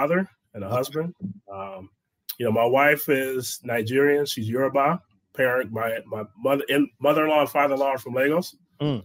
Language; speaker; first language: English; native; English